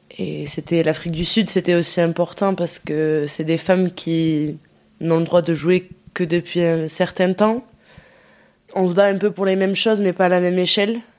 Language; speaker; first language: French; early bilingual, other home language; Dutch